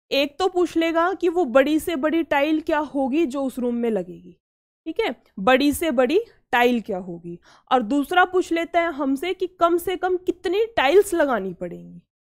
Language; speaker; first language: Hindi; native; Hindi